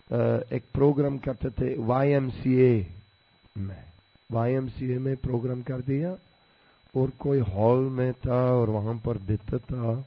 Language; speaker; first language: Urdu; non-native, learner; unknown